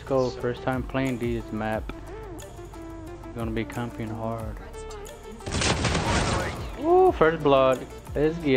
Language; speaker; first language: English; native; English